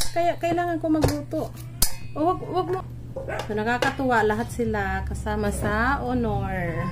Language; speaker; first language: Filipino; non-native, local second language; Bikol